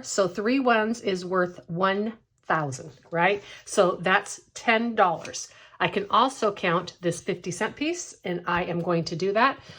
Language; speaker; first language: English; native; English